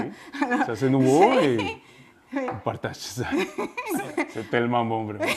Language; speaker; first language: French; non-native, fluent; Spanish